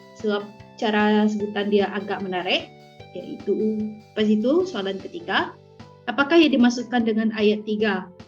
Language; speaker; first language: Malay; non-native, local second language; Iban